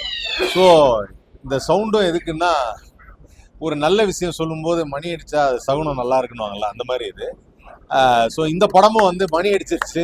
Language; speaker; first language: Tamil; native; Tamil